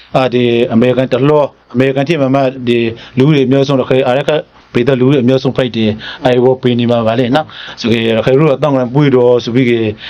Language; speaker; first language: Burmese; native; Burmese